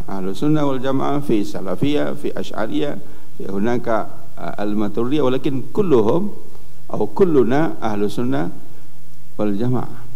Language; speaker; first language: Arabic; non-native, fluent; Indonesian